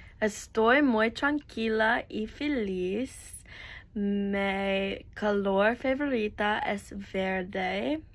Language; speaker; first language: Spanish; non-native, learner; English